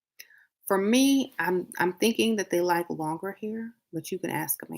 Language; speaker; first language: English; native; English